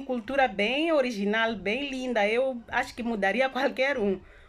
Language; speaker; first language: Portuguese; non-native, local second language; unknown